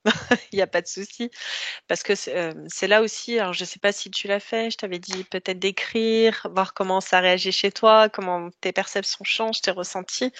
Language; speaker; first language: French; native; French